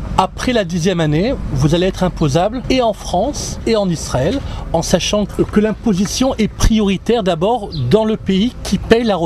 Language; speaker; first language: French; native; French